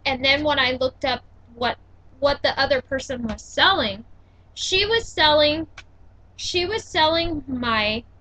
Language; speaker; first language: English; native; English